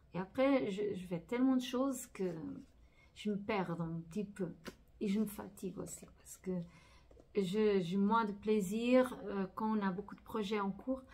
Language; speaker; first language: French; non-native, fluent; Portuguese